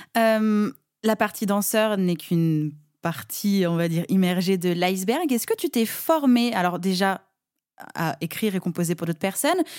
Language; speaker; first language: French; native; French